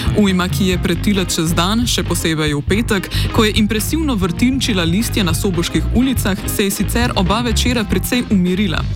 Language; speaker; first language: Slovenian; native; Slovenian